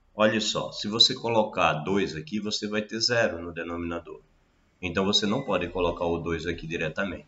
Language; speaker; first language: Portuguese; native; Portuguese